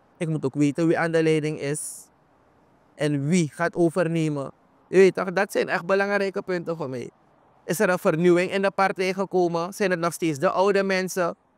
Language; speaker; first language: Dutch; native; Dutch